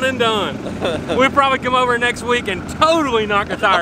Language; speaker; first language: English; native; English